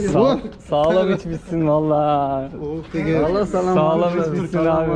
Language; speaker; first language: Turkish; native; Turkish